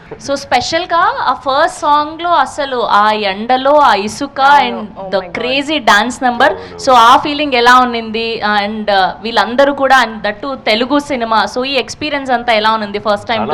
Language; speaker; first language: Telugu; native; Telugu